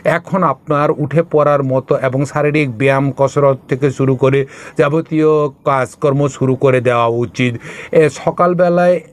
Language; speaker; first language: Bangla; non-native, local second language; Kok Borok